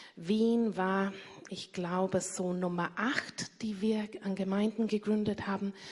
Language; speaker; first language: German; non-native, fluent; English